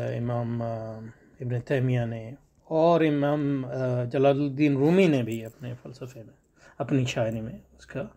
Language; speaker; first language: Urdu; native; Urdu